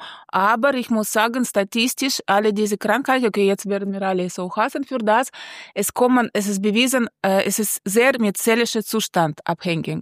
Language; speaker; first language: German; non-native, fluent; Russian